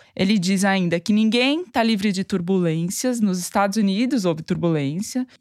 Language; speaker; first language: Portuguese; native; Portuguese